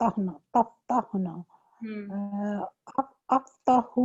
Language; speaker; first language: Arabic; non-native, learner; Urdu